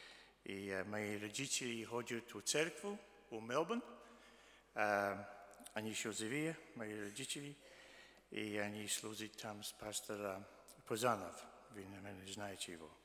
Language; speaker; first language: Russian; early bilingual, heritage; Russian